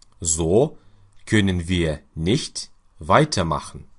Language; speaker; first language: German; non-native, fluent; Russian